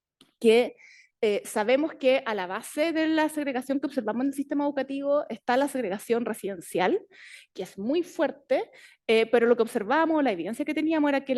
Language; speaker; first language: Spanish; native; Spanish